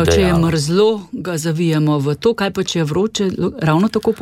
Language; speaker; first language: Slovenian; native; Slovenian